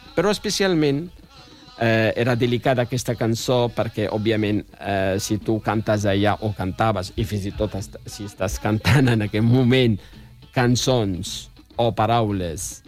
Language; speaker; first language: Catalan; non-native, fluent; Riffian